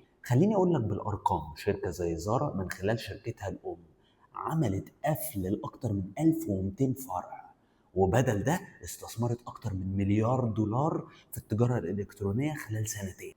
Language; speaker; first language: Arabic; native; Arabic